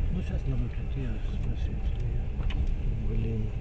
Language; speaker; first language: Russian; native; Russian